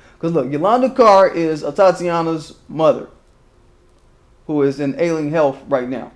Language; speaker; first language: English; native; English